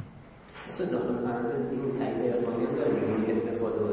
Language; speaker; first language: Persian; native; Persian